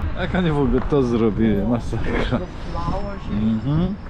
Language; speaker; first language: Polish; non-native, fluent; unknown